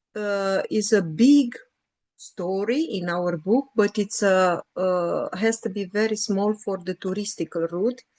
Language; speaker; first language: English; non-native, learner; Romanian